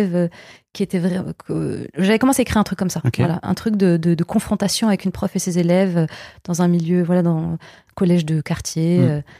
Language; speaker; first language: French; native; French